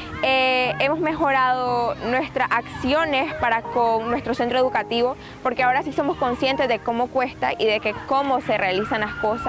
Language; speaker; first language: Spanish; native; Spanish